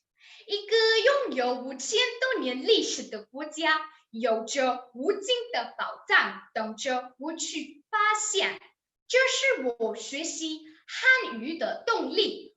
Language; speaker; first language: Chinese; non-native, learner; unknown